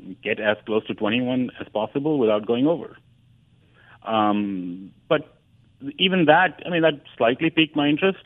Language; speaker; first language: English; non-native, local second language; Hindi